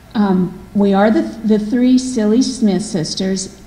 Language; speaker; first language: English; native; English